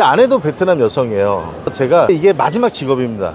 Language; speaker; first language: Korean; native; Korean